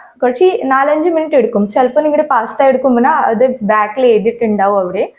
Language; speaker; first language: Malayalam; native; Malayalam